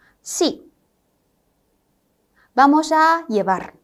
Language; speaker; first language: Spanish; non-native, fluent; Chinese